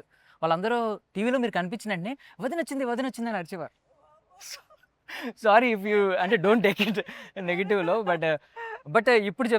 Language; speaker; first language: Telugu; native; Telugu